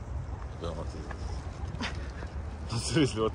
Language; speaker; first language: English; non-native, fluent; Arabic